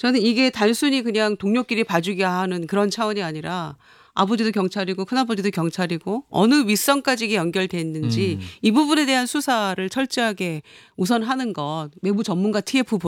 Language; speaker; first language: Korean; native; Korean